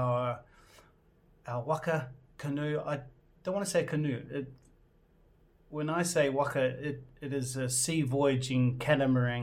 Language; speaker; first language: English; native; English